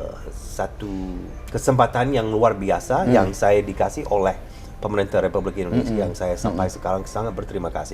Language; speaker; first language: Indonesian; non-native, fluent; English